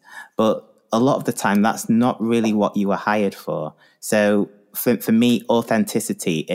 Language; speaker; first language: English; native; English